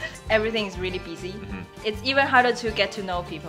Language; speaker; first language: English; non-native, fluent; Chinese